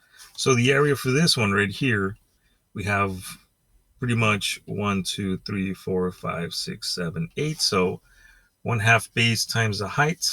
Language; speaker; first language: English; native; English